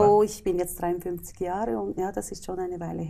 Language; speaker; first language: German; native; German